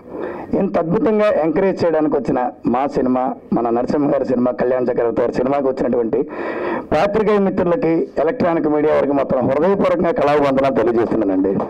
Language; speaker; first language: Telugu; native; Telugu